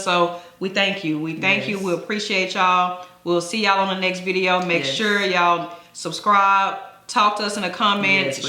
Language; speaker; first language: English; native; English